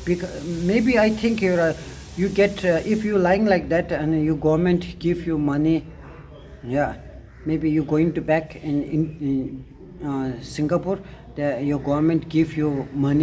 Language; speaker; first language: English; non-native, learner; Tibetan